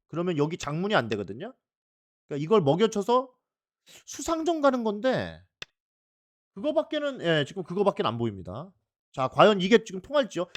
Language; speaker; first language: Korean; native; Korean